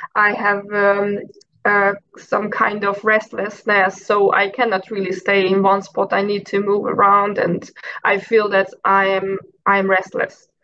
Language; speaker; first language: English; non-native, fluent; Hungarian